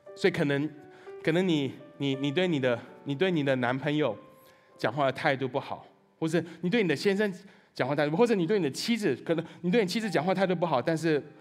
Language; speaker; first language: Chinese; early bilingual, heritage; Chinese